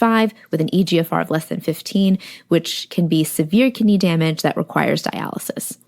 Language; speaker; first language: English; native; English